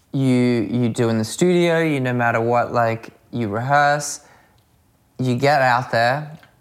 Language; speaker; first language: English; early bilingual, other home language; Russian